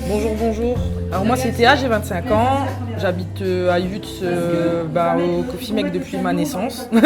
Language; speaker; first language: French; native; French